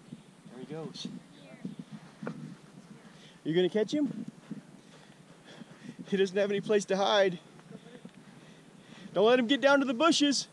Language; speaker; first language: English; native; English